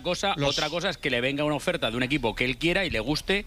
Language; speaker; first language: Spanish; native; Spanish